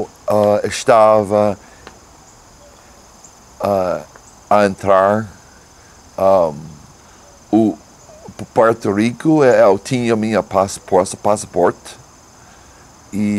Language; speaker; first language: Portuguese; non-native, learner; English